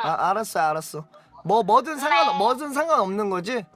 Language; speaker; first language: Korean; native; Korean